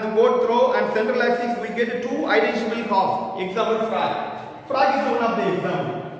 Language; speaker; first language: English; non-native, local second language; Tamil